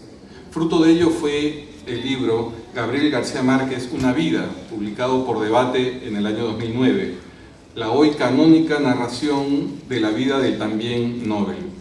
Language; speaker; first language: Spanish; native; Spanish